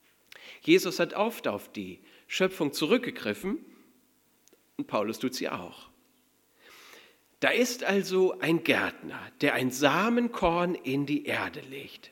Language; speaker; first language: German; native; German